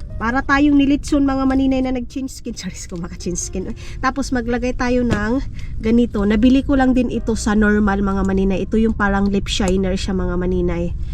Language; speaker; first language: Filipino; non-native, local second language; Cebuano